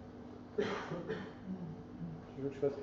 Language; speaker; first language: French; native; French